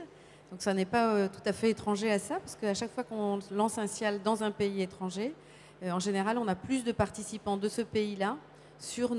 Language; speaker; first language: French; native; French